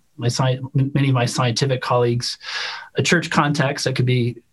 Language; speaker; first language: English; native; English